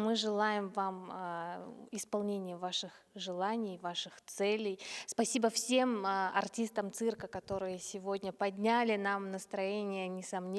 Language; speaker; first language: Russian; native; Russian